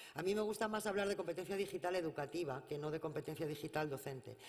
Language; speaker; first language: Spanish; native; Spanish